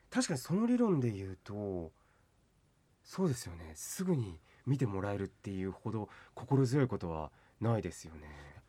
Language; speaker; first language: Japanese; native; Japanese